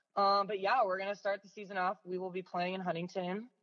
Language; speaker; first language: English; native; English